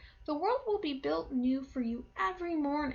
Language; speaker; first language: English; native; English